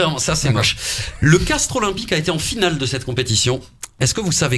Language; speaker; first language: French; native; French